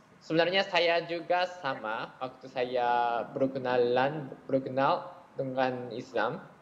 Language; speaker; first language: Malay; non-native, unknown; Japanese